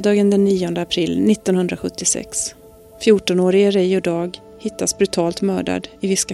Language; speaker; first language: Swedish; native; Swedish